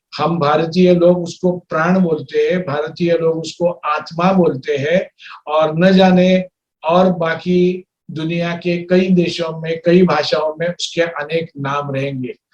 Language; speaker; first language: Hindi; non-native, local second language; Marathi